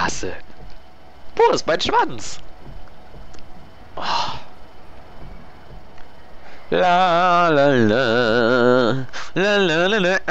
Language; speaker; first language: German; native; German